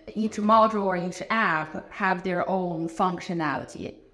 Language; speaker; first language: English; non-native, fluent; Chinese